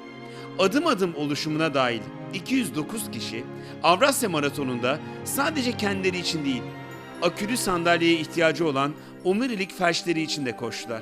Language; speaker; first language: Turkish; native; Turkish